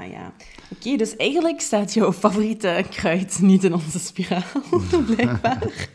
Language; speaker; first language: Dutch; native; Dutch